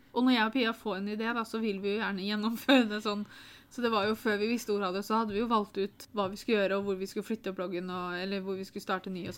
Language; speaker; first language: Norwegian; native; Norwegian